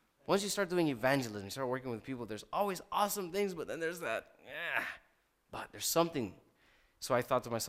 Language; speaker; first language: English; native; English